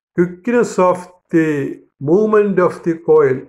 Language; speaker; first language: English; non-native, local second language; Malayalam